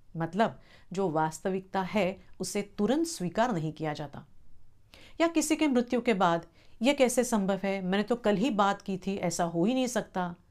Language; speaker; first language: Hindi; non-native, local second language; Marathi